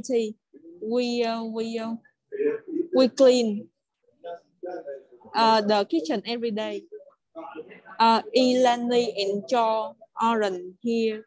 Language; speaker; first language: English; non-native, learner; Vietnamese